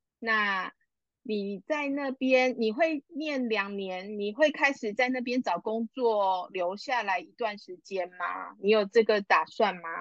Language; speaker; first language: Chinese; native; Chinese